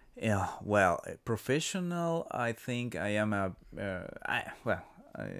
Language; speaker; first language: English; non-native, learner; Spanish